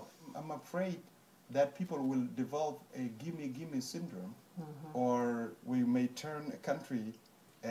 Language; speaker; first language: English; non-native, fluent; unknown